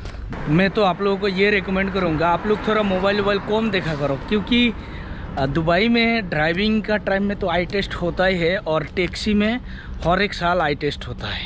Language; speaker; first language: Hindi; non-native, local second language; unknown